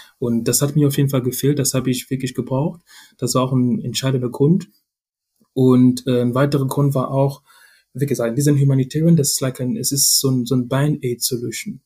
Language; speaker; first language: German; non-native, fluent; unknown